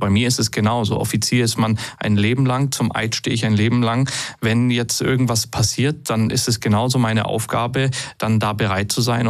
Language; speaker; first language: German; native; German